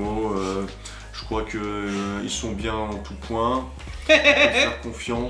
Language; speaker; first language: French; native; French